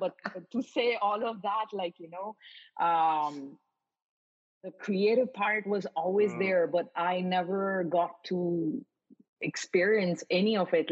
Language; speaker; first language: English; non-native, local second language; Marathi